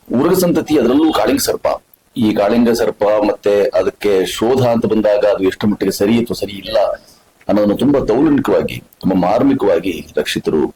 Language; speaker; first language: Kannada; native; Kannada